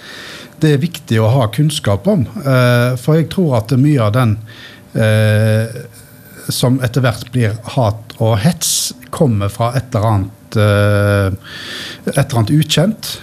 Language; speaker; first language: Norwegian; native; Norwegian